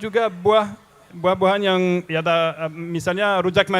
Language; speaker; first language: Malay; non-native, fluent; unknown